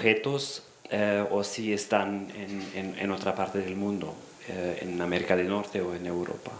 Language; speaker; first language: Spanish; non-native, fluent; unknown